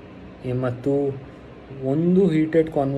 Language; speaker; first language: Kannada; non-native, local second language; Hindi